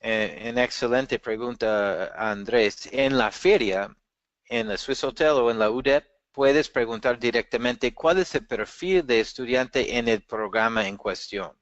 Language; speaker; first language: Spanish; non-native, fluent; English